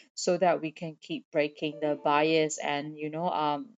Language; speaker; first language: English; non-native, fluent; Burmese